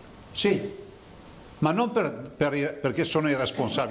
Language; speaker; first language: Italian; native; Italian